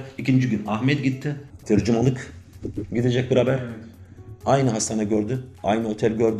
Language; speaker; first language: Turkish; non-native, learner; Arabic